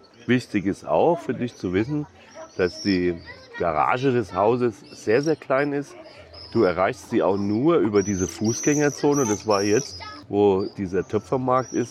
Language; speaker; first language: German; native; German